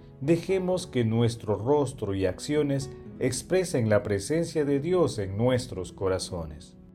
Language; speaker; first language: Spanish; native; Spanish